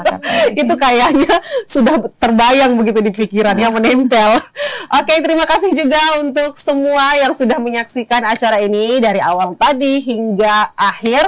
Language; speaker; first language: Indonesian; native; Indonesian